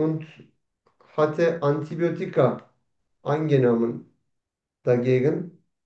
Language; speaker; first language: German; non-native, learner; Turkish